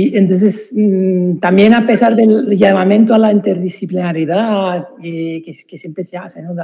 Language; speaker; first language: Spanish; non-native, fluent; Italian